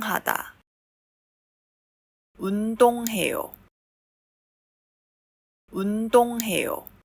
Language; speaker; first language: Korean; non-native, fluent; Chinese